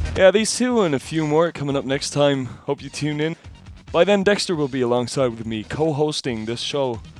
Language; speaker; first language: English; non-native, fluent; German